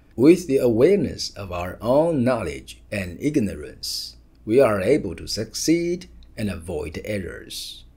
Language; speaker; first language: English; non-native, fluent; Chinese